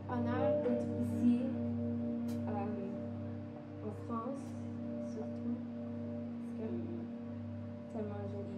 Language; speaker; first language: French; non-native, learner; English